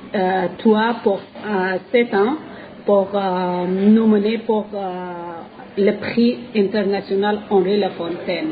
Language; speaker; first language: French; non-native, learner; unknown